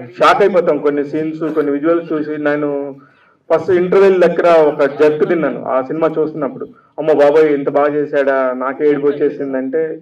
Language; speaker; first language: Telugu; native; Telugu